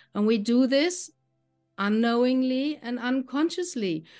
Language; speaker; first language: English; non-native, fluent; German